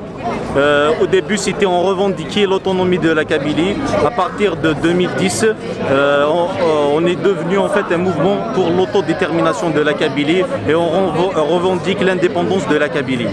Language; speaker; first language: French; non-native, local second language; Kabyle